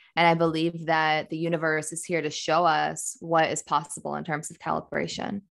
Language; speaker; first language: English; native; English